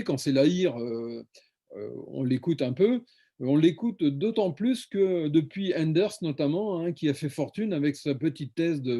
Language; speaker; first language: French; native; French